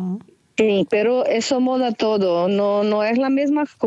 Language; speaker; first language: Spanish; non-native, fluent; Portuguese